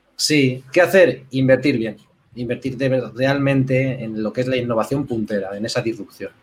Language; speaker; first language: Spanish; native; Spanish